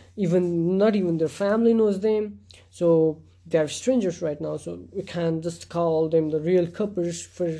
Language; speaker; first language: English; non-native, local second language; Nepali